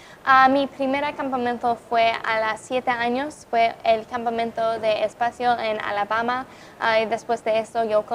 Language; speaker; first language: Spanish; non-native, fluent; English